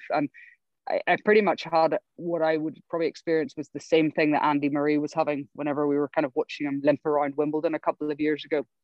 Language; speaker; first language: English; native; English